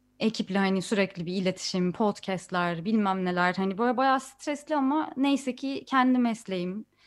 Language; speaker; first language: Turkish; native; Turkish